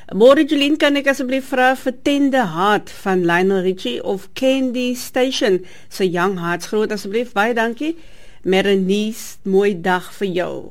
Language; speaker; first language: Afrikaans; native; Afrikaans